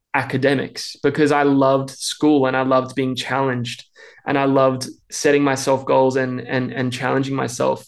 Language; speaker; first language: English; native; English